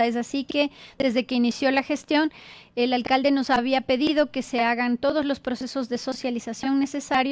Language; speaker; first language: Spanish; native; Spanish